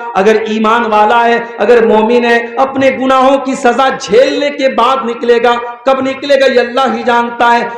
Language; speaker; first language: Urdu; native; Urdu